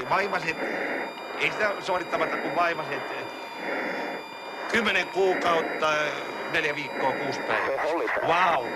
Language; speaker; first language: Finnish; native; Finnish